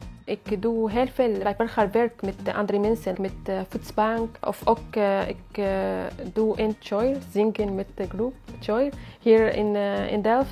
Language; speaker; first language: Dutch; non-native, learner; Arabic